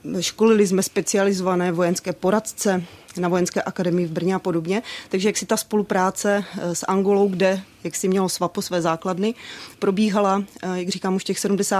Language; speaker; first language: Czech; native; Czech